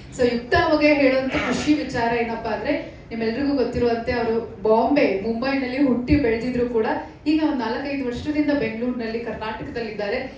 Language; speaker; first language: Kannada; native; Kannada